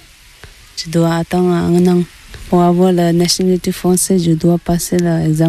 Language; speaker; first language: French; non-native, learner; Tibetan